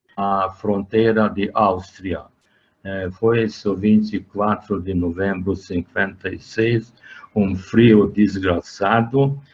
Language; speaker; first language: Portuguese; non-native, fluent; Hungarian